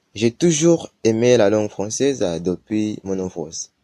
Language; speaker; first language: French; non-native, fluent; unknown